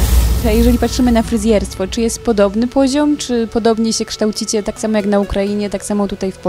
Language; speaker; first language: Polish; native; Polish